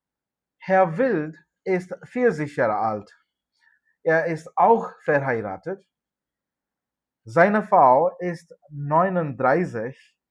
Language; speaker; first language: German; non-native, fluent; Malayalam